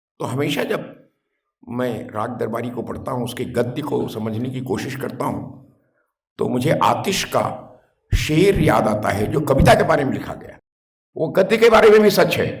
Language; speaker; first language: Hindi; native; Hindi